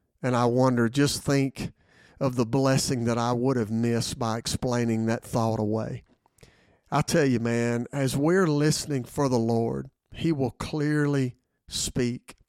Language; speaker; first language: English; native; English